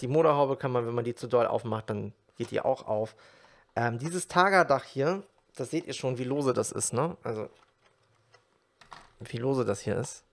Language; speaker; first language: German; native; German